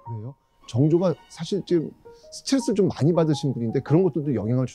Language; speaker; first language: Korean; native; Korean